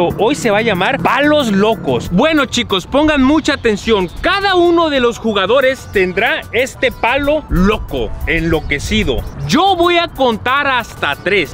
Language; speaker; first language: Spanish; native; Spanish